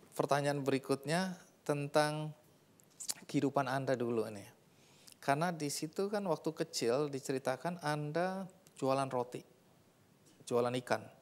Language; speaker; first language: Indonesian; native; Indonesian